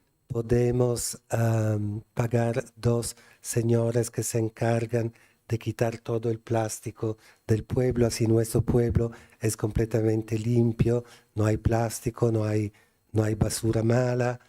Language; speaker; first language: Spanish; non-native, fluent; Italian